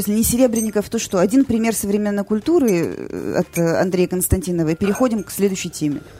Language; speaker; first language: Russian; native; Russian